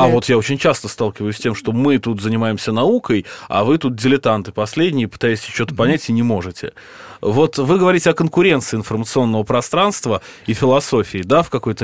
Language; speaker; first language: Russian; native; Russian